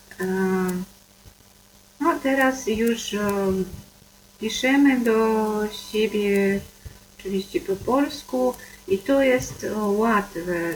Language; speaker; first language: Polish; non-native, fluent; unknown